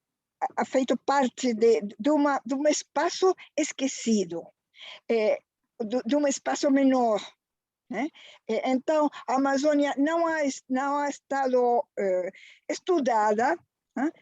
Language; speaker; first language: Portuguese; non-native, fluent; Spanish